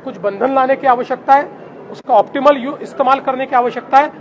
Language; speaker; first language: Hindi; non-native, local second language; Marathi